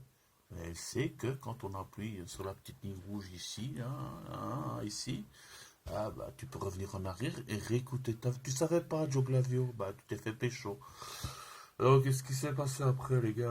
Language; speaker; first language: French; native; French